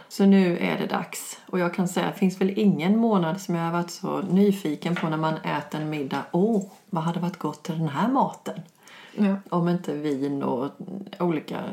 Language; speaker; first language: Swedish; native; Swedish